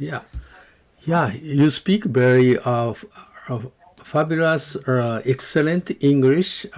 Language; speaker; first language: English; non-native, learner; Japanese